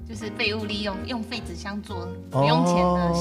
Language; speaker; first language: Chinese; native; Chinese